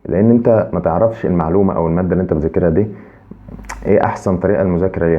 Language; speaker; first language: Arabic; native; Arabic